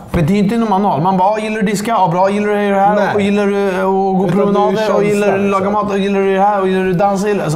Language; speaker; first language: Swedish; native; Swedish